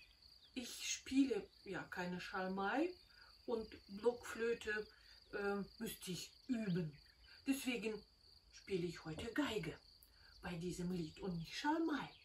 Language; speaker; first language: German; non-native, fluent; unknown